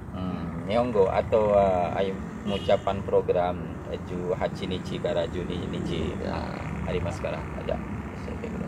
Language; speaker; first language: Japanese; non-native, learner; Indonesian